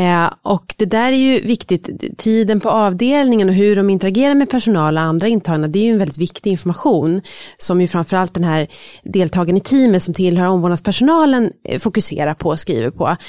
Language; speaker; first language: Swedish; native; Swedish